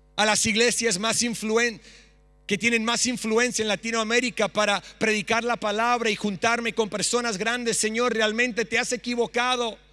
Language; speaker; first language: Spanish; early bilingual, other home language; English